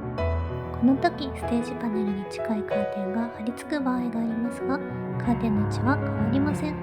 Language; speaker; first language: Japanese; native; Japanese